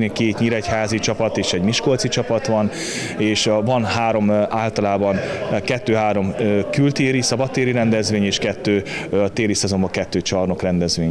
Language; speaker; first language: Hungarian; native; Hungarian